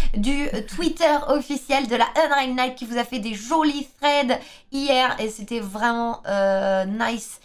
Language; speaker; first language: French; native; French